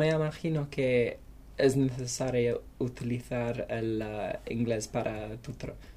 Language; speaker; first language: Spanish; non-native, learner; English